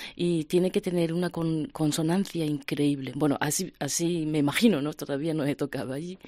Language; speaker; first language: Spanish; non-native, fluent; Japanese